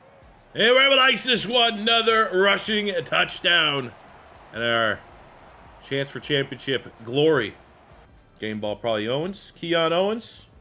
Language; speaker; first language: English; native; English